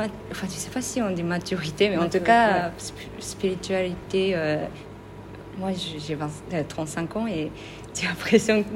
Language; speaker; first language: French; non-native, fluent; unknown